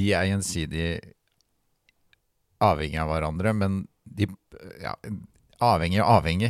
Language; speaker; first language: Norwegian; native; Norwegian